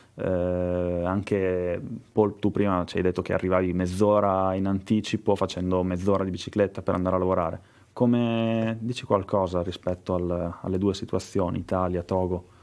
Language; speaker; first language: Italian; native; Italian